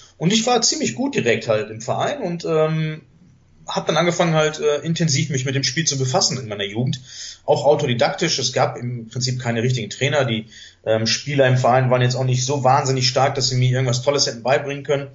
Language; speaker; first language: German; early bilingual, heritage; Greek